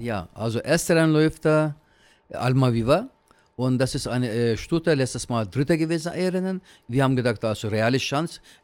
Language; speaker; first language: German; non-native, learner; Turkish